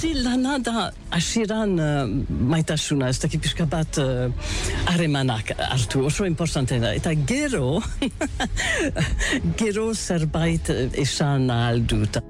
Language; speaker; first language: Basque; non-native, local second language; English